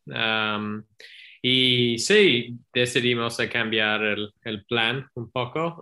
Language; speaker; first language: Spanish; non-native, learner; English